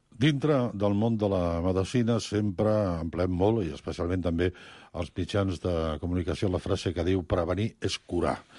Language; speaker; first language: Catalan; native; Catalan